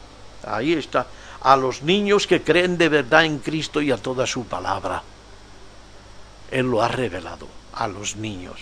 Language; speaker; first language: Spanish; native; Spanish